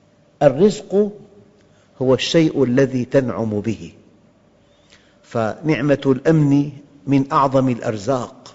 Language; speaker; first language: Arabic; native; Arabic